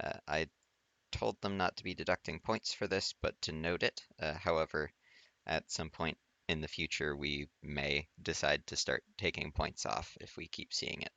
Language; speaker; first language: English; native; English